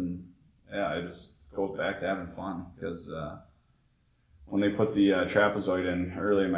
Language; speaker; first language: English; native; English